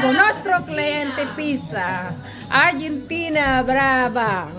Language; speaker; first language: Italian; non-native, learner; Filipino